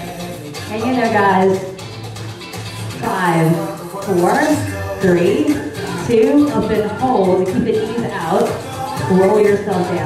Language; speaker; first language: English; native; English